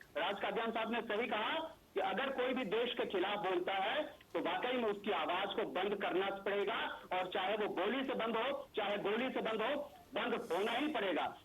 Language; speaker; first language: Hindi; native; Hindi